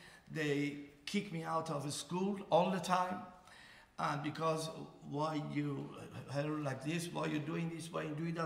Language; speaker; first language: English; non-native, learner; Persian